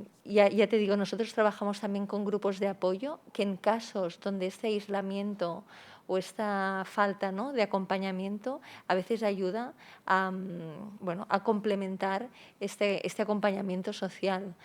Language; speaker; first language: Catalan; native; Catalan